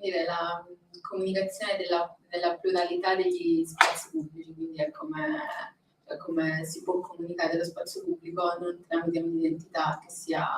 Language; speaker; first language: Italian; native; Italian